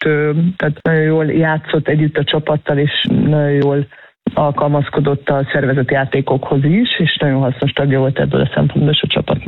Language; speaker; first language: Hungarian; native; Hungarian